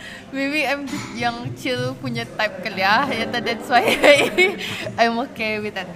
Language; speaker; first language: English; non-native, local second language; Malay